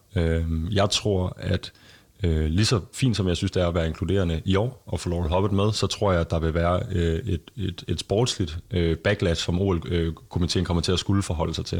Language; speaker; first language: Danish; native; Danish